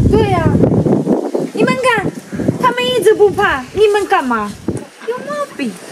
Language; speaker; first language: Chinese; non-native, learner; Ukrainian